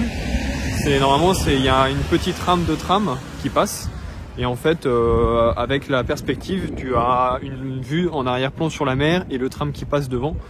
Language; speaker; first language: French; native; French